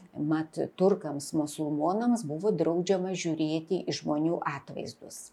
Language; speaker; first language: Lithuanian; native; Lithuanian